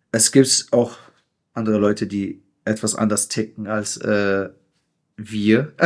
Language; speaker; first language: German; non-native, fluent; Persian